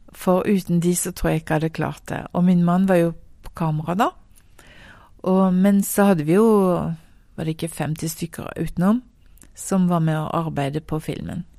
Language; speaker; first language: Norwegian; early bilingual, heritage; Norwegian